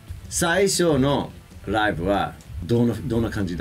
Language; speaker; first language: Japanese; non-native, fluent; English